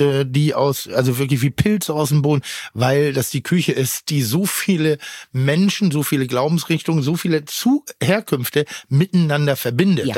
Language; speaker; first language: German; native; German